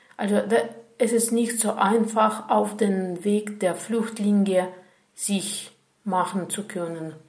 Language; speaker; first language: German; non-native, fluent; Russian